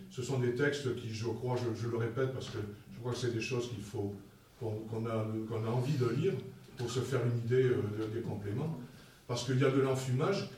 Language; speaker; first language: French; native; French